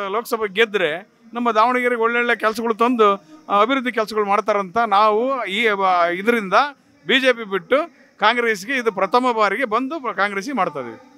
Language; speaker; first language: Kannada; native; Kannada